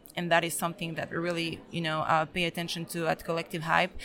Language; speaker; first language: English; early bilingual, other home language; Serbian